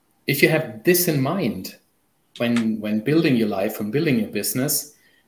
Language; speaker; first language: English; non-native, fluent; German